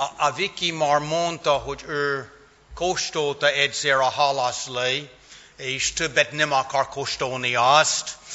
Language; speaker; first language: Hungarian; non-native, fluent; English